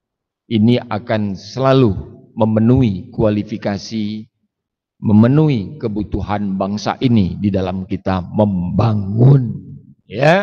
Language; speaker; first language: Indonesian; native; Indonesian